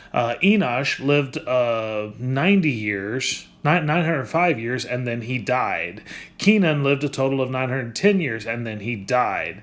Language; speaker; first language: English; native; English